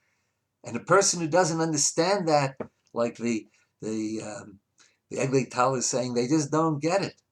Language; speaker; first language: English; native; English